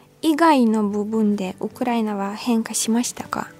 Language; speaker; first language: Japanese; non-native, fluent; Ukrainian